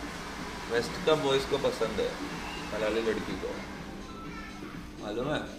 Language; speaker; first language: Hindi; non-native, local second language; Malayalam